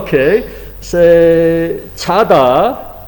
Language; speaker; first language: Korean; non-native, fluent; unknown